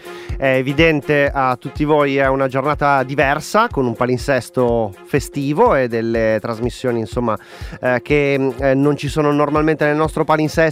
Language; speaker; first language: Italian; native; Italian